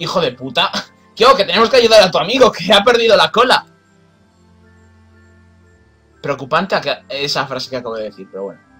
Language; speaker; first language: Spanish; native; Spanish